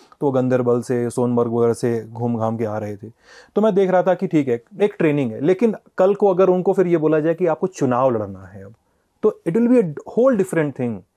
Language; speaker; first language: Hindi; native; Hindi